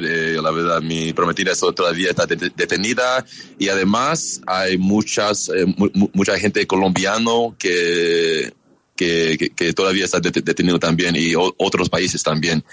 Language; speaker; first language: Spanish; non-native, learner; English